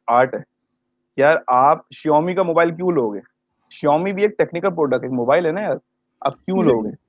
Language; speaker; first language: Urdu; native; Urdu